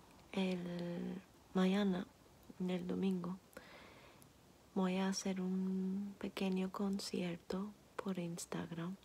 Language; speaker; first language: Spanish; non-native, fluent; Turkish